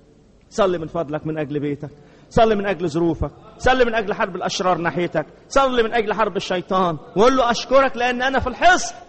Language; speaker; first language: Arabic; native; Arabic